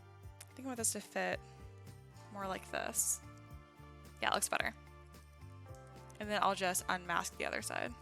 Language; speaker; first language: English; native; English